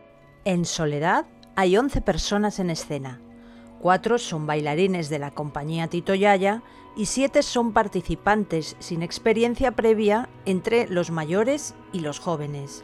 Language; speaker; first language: Spanish; native; Spanish